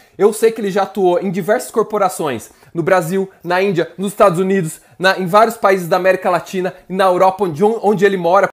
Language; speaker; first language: Portuguese; native; Portuguese